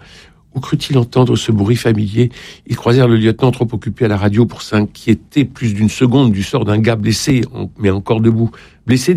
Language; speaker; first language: French; native; French